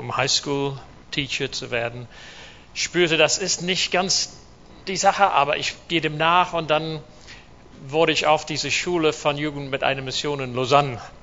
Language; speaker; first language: German; non-native, fluent; English